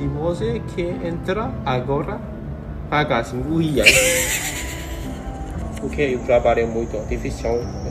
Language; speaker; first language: Portuguese; non-native, learner; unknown